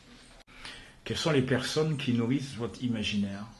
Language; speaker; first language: French; native; French